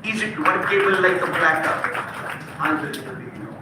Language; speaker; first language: English; non-native, local second language; Hindi